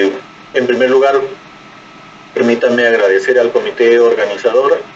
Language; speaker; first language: Spanish; native; Spanish